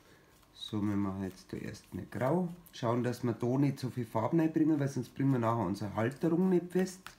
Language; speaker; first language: German; native; German